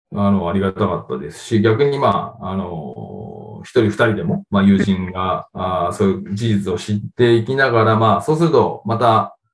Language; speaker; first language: Japanese; native; Japanese